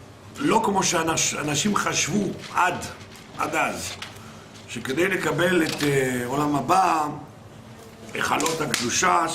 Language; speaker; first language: Hebrew; non-native, fluent; French